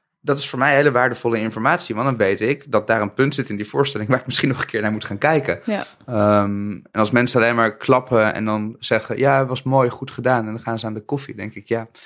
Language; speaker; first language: Dutch; native; Dutch